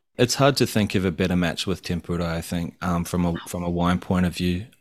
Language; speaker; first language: English; native; English